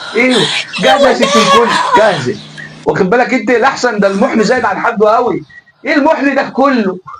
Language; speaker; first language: Egyptian Arabic; native; Egyptian Arabic